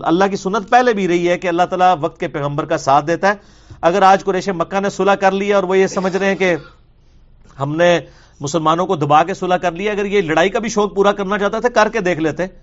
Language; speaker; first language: Urdu; non-native, local second language; Punjabi